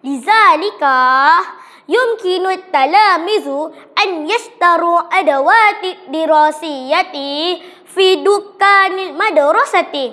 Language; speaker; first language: Arabic; non-native, learner; Malay